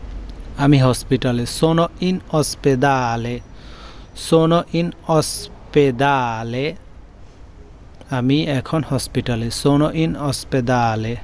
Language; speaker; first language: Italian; non-native, learner; Bangla